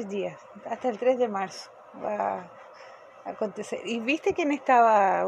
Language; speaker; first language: Portuguese; non-native, fluent; Spanish